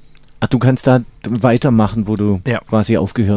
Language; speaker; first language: German; native; German